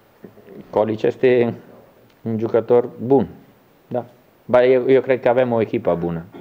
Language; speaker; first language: Romanian; non-native, learner; Italian